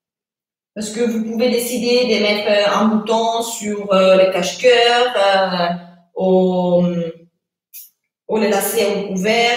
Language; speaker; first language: French; non-native, fluent; Italian